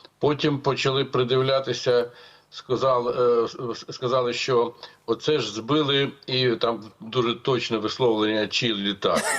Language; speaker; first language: Ukrainian; non-native, local second language; Russian